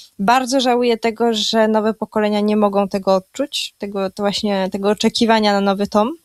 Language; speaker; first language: Polish; early bilingual, heritage; Polish